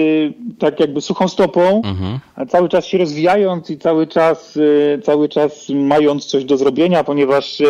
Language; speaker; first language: Polish; native; Polish